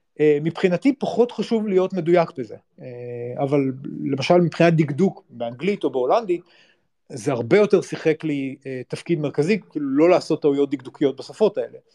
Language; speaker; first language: Hebrew; native; Hebrew